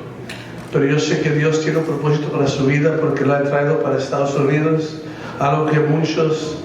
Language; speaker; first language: Spanish; non-native, fluent; English